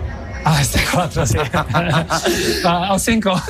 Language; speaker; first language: Spanish; non-native, fluent; Polish